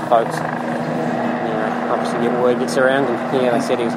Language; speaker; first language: English; native; English